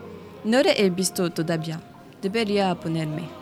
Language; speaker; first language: Spanish; non-native, learner; French